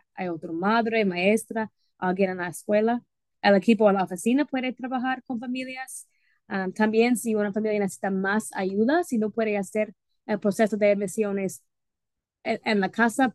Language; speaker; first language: Spanish; non-native, fluent; English